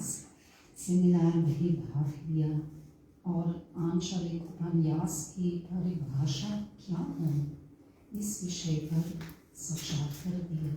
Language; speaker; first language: Hindi; non-native, fluent; German